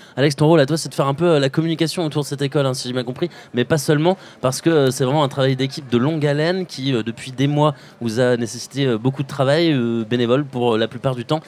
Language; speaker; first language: French; native; French